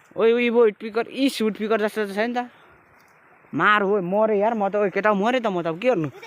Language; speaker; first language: Nepali; non-native, local second language; Limbu